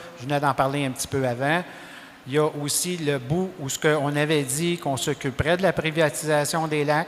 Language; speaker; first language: French; native; French